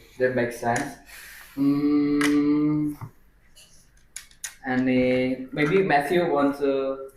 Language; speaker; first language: English; non-native, learner; Indonesian